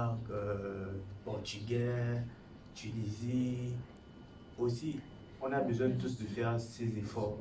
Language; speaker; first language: French; non-native, fluent; Portuguese